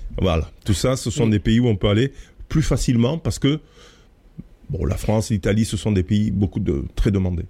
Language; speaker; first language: French; native; French